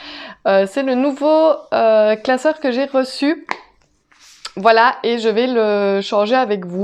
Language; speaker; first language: French; native; French